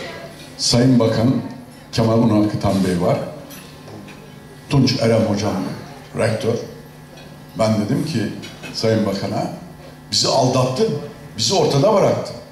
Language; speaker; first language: Turkish; native; Turkish